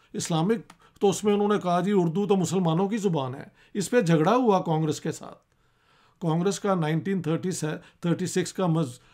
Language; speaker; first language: Urdu; non-native, local second language; Punjabi